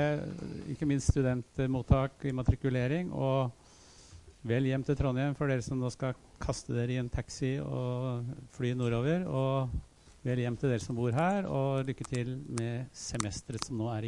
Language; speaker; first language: Norwegian; native; Norwegian